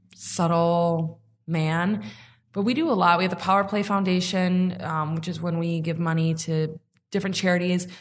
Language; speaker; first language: English; native; English